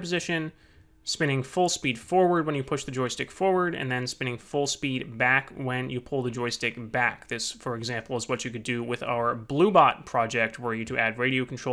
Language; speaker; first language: English; native; English